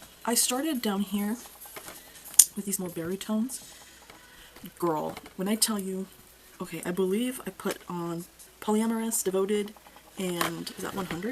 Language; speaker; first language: English; native; English